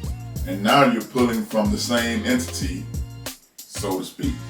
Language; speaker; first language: English; native; English